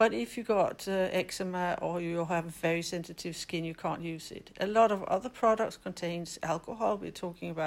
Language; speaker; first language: English; non-native, fluent; Danish